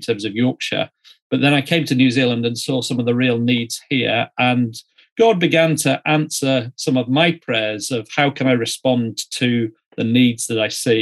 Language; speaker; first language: English; native; English